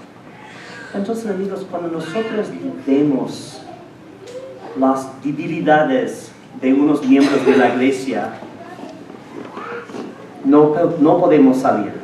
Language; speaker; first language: Spanish; non-native, fluent; English